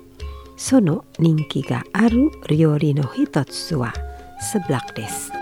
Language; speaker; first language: Japanese; non-native, fluent; Indonesian